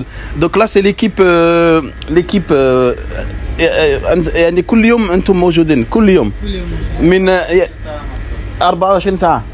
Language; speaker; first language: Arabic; non-native, learner; French